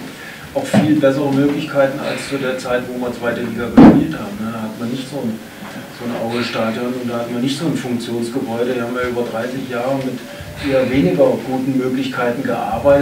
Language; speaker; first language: German; native; German